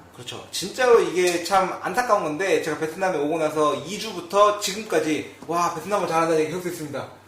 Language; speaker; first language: Korean; native; Korean